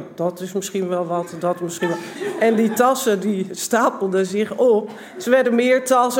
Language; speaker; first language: Dutch; native; Dutch